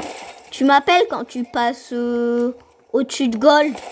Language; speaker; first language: French; native; French